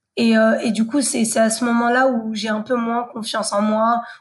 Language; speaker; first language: French; native; French